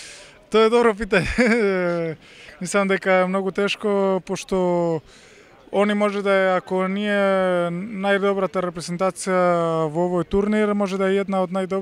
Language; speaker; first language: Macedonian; non-native, learner; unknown